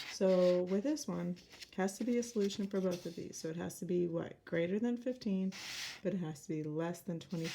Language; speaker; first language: English; native; English